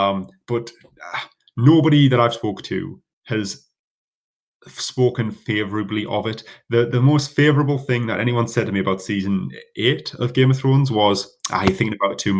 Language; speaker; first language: English; native; English